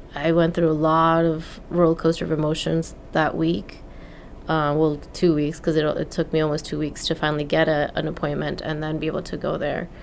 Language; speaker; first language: English; non-native, fluent; Spanish